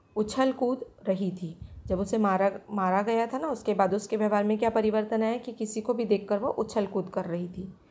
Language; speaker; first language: Hindi; non-native, local second language; Marathi